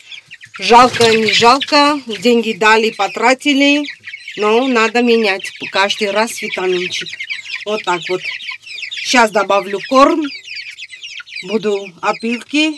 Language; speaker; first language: Russian; non-native, fluent; Armenian